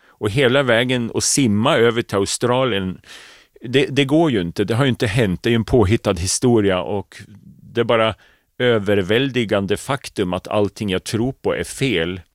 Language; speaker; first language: Swedish; native; Swedish